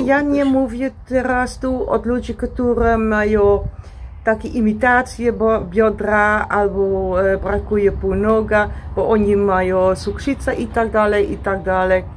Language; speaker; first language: Polish; non-native, learner; Dutch